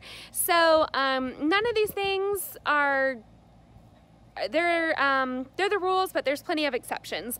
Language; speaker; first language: English; native; English